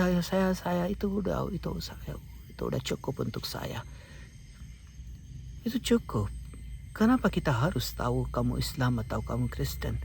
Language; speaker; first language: Indonesian; non-native, fluent; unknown